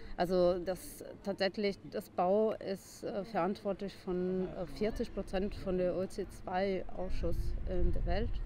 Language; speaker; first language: German; non-native, fluent; Italian